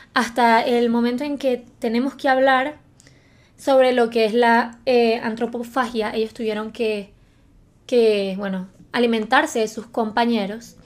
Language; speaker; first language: Spanish; native; Spanish